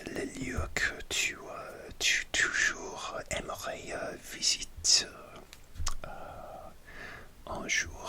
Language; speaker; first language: French; non-native, learner; English